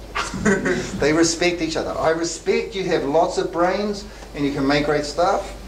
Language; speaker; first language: English; native; English